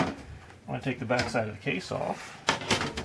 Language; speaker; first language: English; native; English